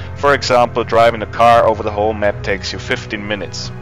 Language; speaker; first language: English; non-native, fluent; German